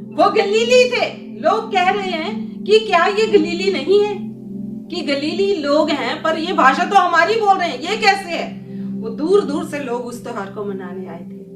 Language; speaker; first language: Hindi; native; Hindi